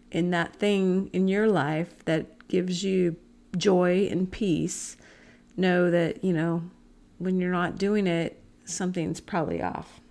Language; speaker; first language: English; native; English